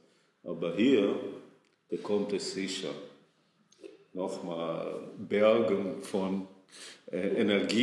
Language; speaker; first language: German; non-native, fluent; Hebrew